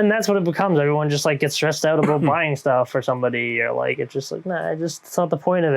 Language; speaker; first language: English; native; English